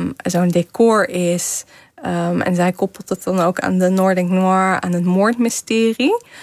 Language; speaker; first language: Dutch; early bilingual, other home language; Kazakh